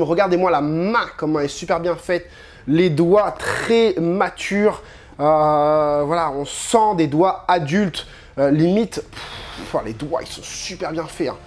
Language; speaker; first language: French; native; French